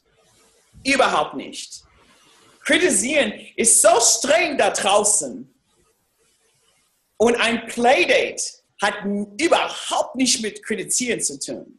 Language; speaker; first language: German; non-native, fluent; English